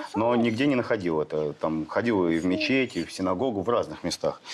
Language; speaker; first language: Russian; native; Russian